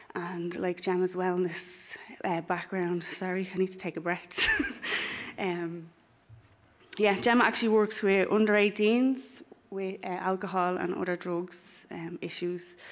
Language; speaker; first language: English; native; English